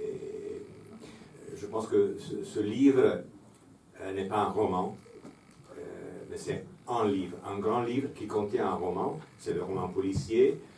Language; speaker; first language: French; non-native, fluent; Italian